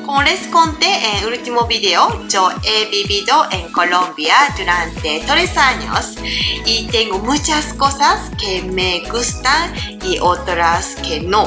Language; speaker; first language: Spanish; non-native, learner; Japanese